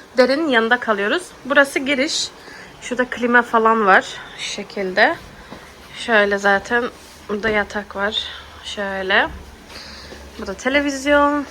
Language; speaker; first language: Turkish; early bilingual, heritage; Turkish